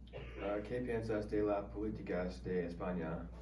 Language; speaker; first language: Spanish; non-native, learner; English